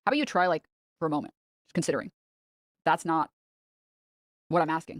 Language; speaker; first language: English; native; English